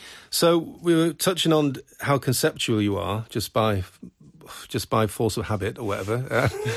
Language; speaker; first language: English; native; English